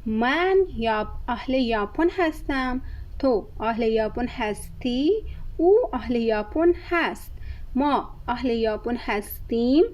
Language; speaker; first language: Persian; non-native, fluent; Urdu